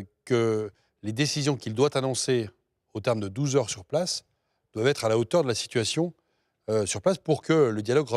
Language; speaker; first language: French; native; French